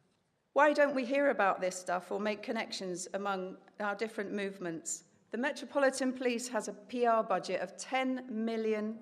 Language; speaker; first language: English; native; English